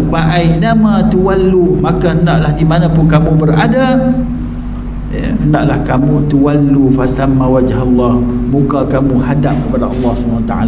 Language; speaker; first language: Malay; native; Malay